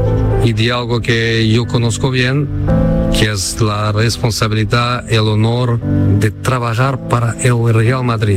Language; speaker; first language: Spanish; non-native, fluent; Portuguese